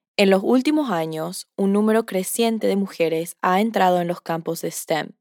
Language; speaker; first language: Spanish; early bilingual, heritage; Spanish